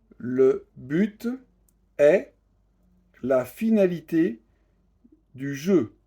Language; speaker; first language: French; native; French